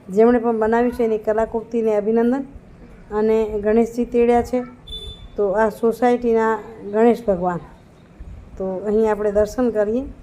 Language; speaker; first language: Gujarati; non-native, local second language; Kachhi